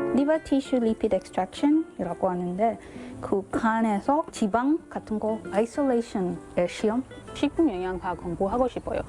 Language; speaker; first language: Korean; non-native, learner; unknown